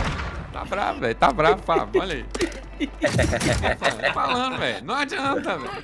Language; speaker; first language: Portuguese; native; Portuguese